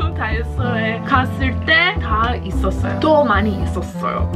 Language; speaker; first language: Korean; non-native, learner; English